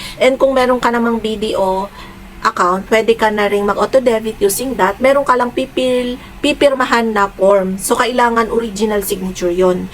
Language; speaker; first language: Filipino; native; Filipino